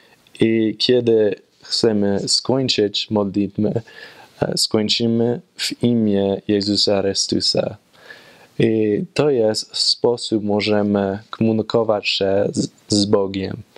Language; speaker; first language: Polish; non-native, learner; English